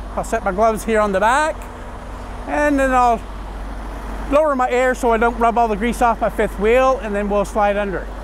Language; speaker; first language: English; native; English